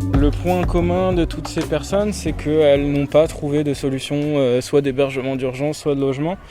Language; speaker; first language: French; native; French